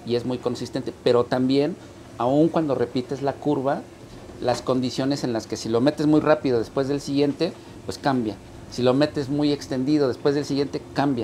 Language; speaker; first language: Spanish; native; Spanish